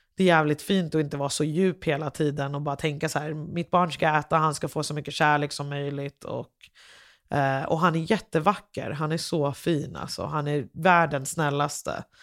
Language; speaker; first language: Swedish; early bilingual, other home language; English